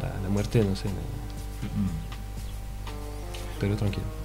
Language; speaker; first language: Spanish; non-native, fluent; French